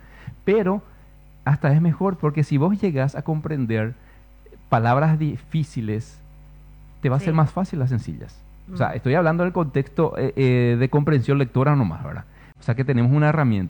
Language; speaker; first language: Spanish; native; Spanish